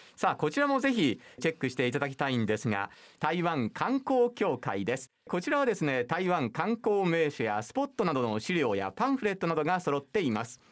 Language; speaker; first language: Japanese; native; Japanese